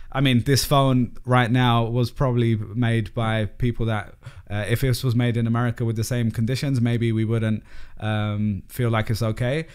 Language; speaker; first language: English; native; English